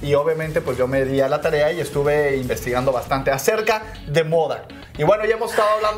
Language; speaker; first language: Spanish; native; Spanish